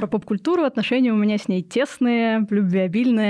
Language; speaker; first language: Russian; native; Russian